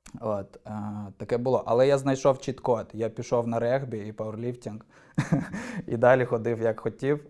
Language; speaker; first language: Ukrainian; non-native, local second language; Russian